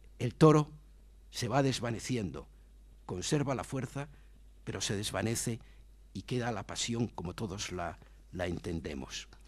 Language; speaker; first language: Spanish; native; Spanish